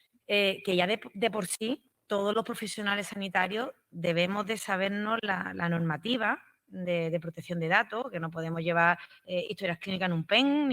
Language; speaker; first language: Spanish; native; Spanish